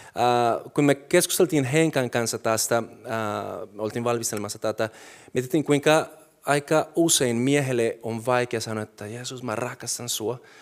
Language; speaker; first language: Finnish; non-native, fluent; Spanish